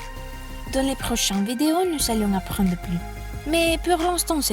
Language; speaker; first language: French; non-native, fluent; Spanish